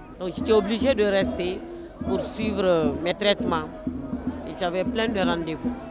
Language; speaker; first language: French; non-native, local second language; Bambara